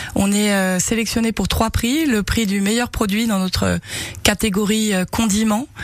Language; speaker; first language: French; early bilingual, heritage; Japanese